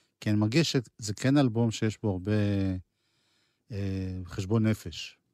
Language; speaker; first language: Hebrew; native; Hebrew